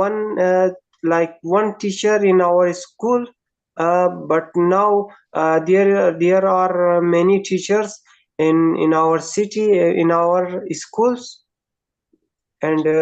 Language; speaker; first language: English; non-native, learner; Persian